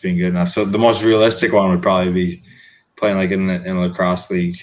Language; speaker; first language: English; native; English